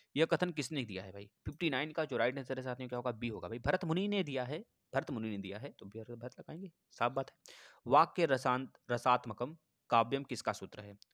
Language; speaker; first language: Hindi; native; Hindi